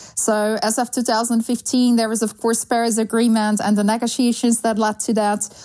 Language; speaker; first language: English; non-native, fluent; Slovak